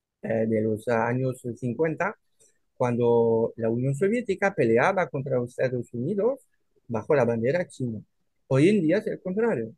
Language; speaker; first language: Spanish; non-native, fluent; French